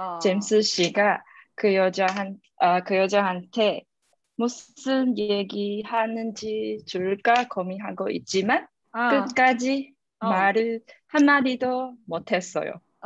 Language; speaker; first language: Korean; non-native, learner; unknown